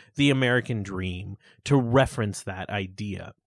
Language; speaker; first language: English; early bilingual, other home language; Hindi